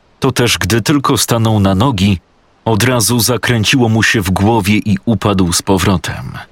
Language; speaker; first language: Polish; native; Polish